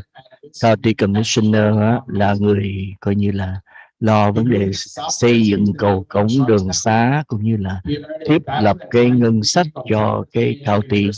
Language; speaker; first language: Vietnamese; native; Vietnamese